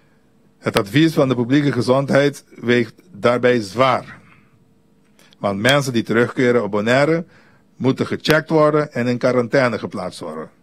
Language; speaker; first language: Dutch; native; Dutch